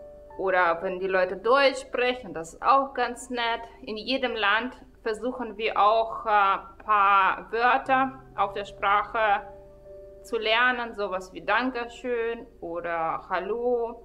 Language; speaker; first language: German; non-native, fluent; Russian